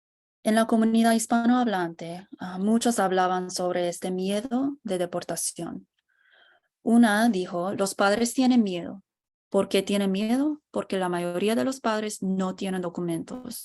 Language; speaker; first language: Spanish; non-native, fluent; English